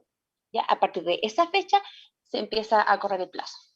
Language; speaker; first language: Spanish; native; Spanish